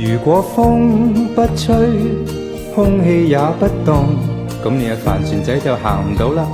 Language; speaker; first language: Cantonese; native; Cantonese